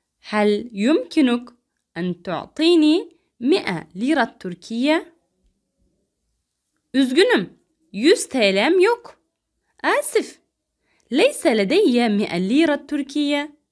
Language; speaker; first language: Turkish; non-native, fluent; Arabic